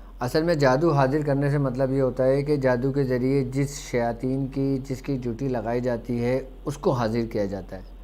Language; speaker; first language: Urdu; native; Urdu